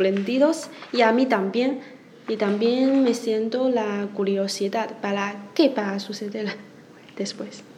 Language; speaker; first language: Spanish; non-native, learner; Chinese